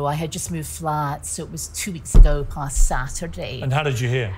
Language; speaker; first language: English; native; English